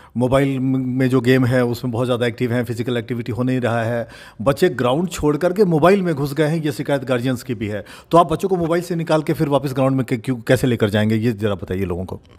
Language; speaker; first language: Hindi; native; Hindi